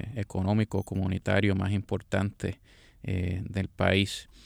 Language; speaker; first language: Spanish; native; Spanish